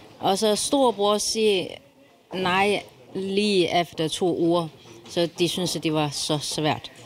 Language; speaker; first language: Danish; non-native, learner; Chinese